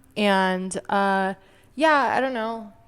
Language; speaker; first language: English; native; English